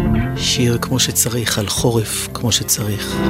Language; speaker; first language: Hebrew; native; Hebrew